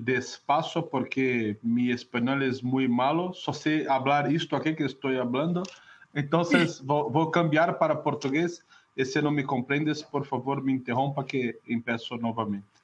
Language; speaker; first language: Spanish; non-native, learner; Portuguese